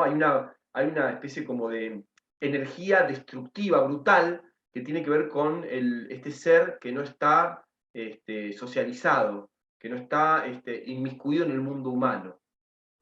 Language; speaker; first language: Spanish; native; Spanish